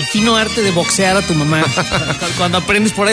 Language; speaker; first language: Spanish; native; Spanish